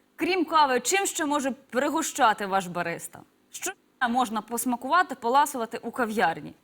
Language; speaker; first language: Ukrainian; native; Ukrainian